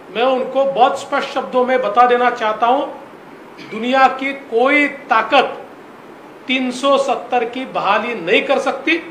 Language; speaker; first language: Hindi; non-native, local second language; Marathi